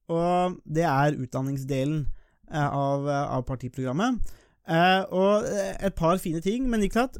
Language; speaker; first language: Norwegian; native; Norwegian